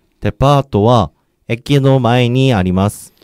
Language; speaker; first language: Japanese; non-native, learner; Korean